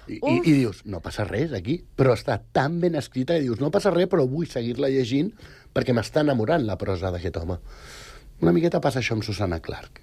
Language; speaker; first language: Catalan; non-native, local second language; Spanish